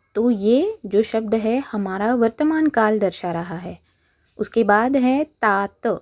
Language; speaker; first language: Hindi; non-native, local second language; Marathi